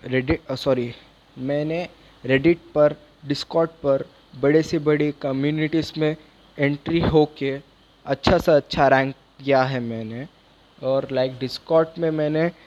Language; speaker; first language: Hindi; non-native, local second language; Urdu